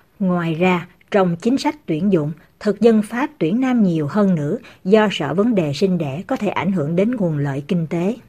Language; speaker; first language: Vietnamese; native; Vietnamese